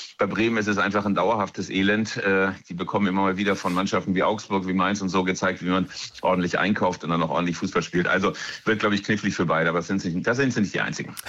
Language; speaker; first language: German; native; German